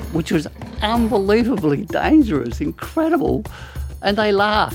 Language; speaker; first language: English; native; English